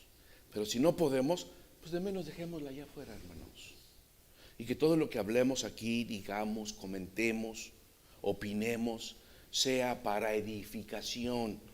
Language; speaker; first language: Spanish; native; Spanish